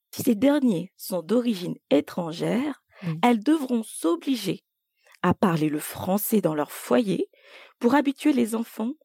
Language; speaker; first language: French; native; French